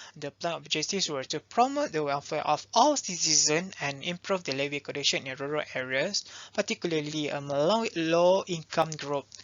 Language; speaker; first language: English; non-native, local second language; Malay